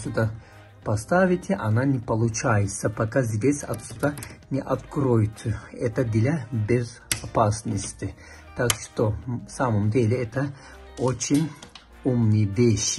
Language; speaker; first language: Russian; non-native, fluent; Turkish